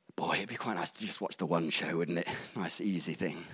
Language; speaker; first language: English; native; English